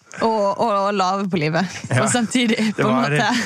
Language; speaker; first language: Norwegian; native; Norwegian